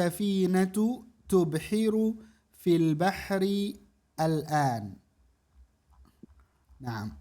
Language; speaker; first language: Arabic; non-native, fluent; Indonesian